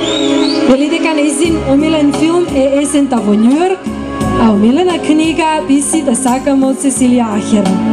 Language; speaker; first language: Macedonian; native; Macedonian